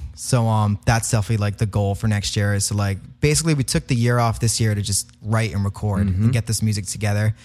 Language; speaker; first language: English; native; English